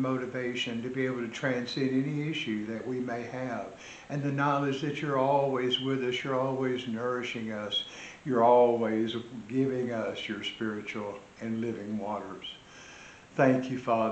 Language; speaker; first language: English; native; English